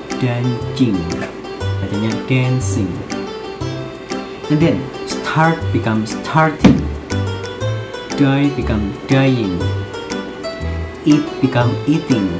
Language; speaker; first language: English; non-native, fluent; Indonesian